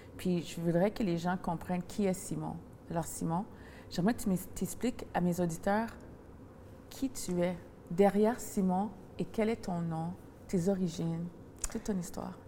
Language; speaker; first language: French; native; French